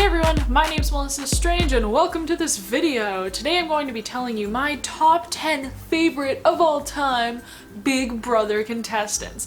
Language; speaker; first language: English; native; English